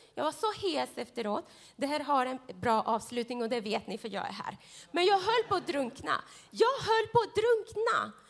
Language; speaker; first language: Swedish; non-native, fluent; Spanish